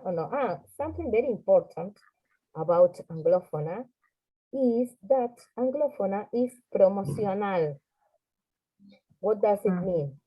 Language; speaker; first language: English; non-native, fluent; Spanish